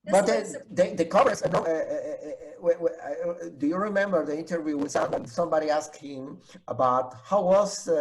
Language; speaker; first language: English; non-native, fluent; Spanish